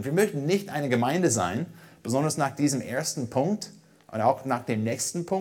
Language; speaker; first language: German; non-native, fluent; English